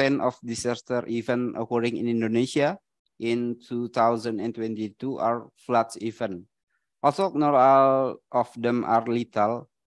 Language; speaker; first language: English; non-native, learner; Indonesian